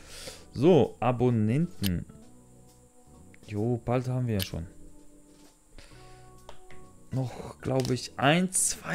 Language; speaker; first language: German; non-native, learner; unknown